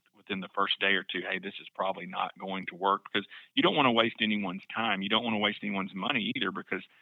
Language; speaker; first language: English; native; English